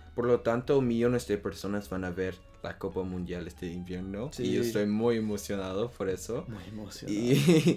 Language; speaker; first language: Spanish; non-native, learner; French